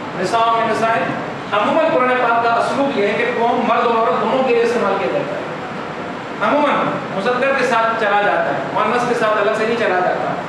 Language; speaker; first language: Urdu; non-native, local second language; Sindhi